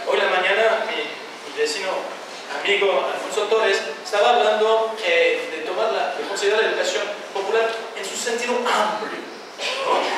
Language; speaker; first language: Spanish; non-native, fluent; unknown